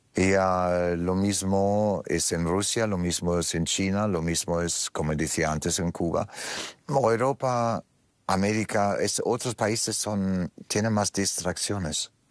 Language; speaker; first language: Spanish; non-native, fluent; German